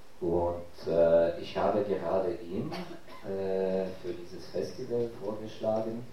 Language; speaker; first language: German; non-native, fluent; Ukrainian